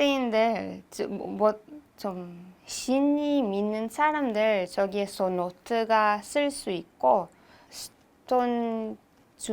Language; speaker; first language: Korean; non-native, learner; Hebrew